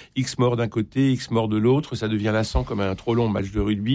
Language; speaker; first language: French; native; French